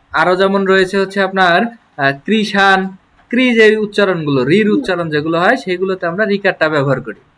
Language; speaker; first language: Bangla; native; Bangla